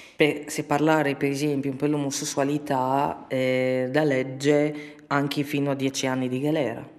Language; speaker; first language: Italian; non-native, fluent; Arabic